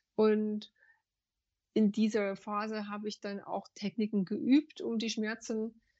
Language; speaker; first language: German; non-native, fluent; English